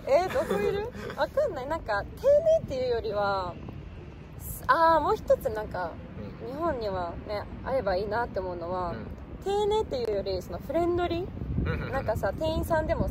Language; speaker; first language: Japanese; non-native, fluent; Polish